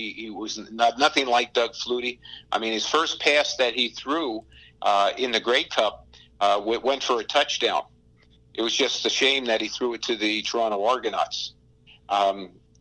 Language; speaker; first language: English; native; English